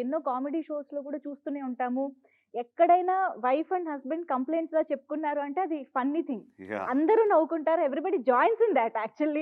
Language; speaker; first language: Telugu; native; Telugu